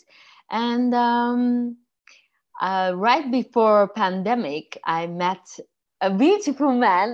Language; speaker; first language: English; non-native, fluent; Persian